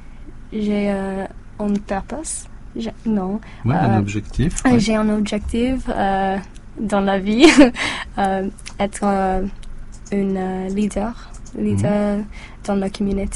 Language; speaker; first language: French; non-native, learner; English